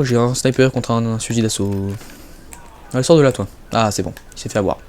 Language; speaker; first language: French; native; French